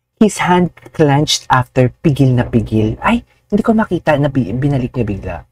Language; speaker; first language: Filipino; non-native, local second language; Hiligaynon